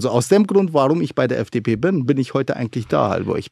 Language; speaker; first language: German; early bilingual, other home language; Arabic